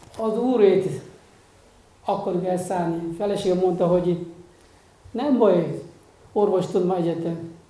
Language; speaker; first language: Hungarian; non-native, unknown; Korean